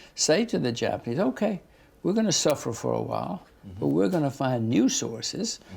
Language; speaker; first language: English; native; English